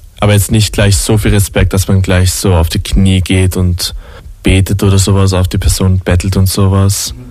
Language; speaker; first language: German; native; German